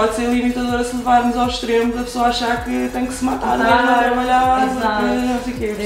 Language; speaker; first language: Portuguese; non-native, local second language; Kabuverdianu